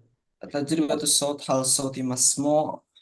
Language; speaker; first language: Arabic; non-native, fluent; Indonesian